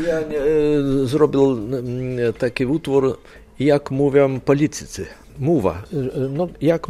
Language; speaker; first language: Polish; non-native, learner; Lithuanian